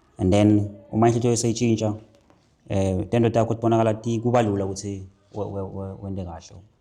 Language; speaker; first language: Zulu; non-native, local second language; Swati